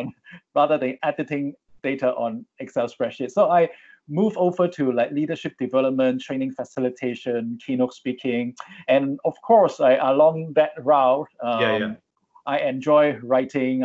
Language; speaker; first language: English; non-native, local second language; Cantonese